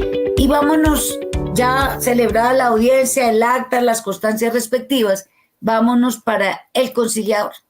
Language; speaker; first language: Spanish; native; Spanish